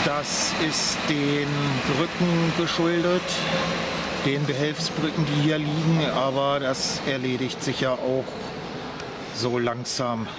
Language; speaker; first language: German; native; German